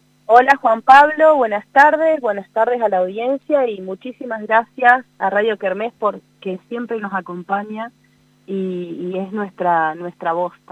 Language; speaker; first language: Spanish; native; Spanish